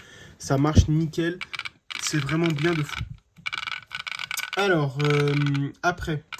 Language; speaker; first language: French; native; French